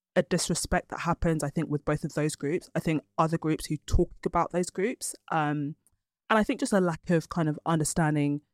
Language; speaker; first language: English; early bilingual, other home language; Yoruba